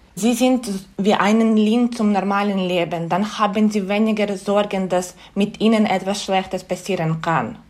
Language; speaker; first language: German; non-native, fluent; Ukrainian